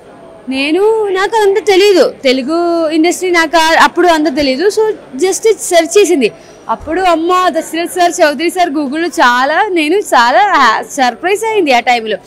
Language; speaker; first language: Telugu; non-native, learner; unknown